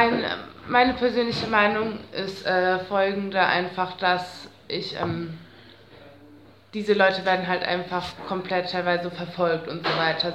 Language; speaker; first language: German; native; German